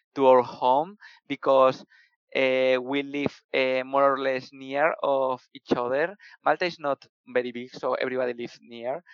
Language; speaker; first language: English; non-native, fluent; Spanish